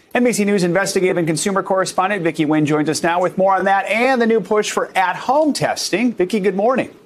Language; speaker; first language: English; native; English